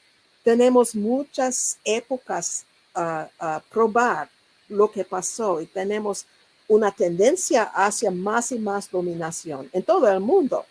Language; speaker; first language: Spanish; non-native, learner; English